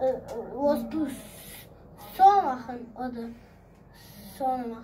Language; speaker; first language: German; early bilingual, other home language; Urdu